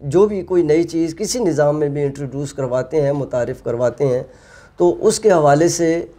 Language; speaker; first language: Urdu; non-native, local second language; Punjabi